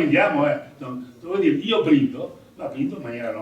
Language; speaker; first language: Italian; native; Italian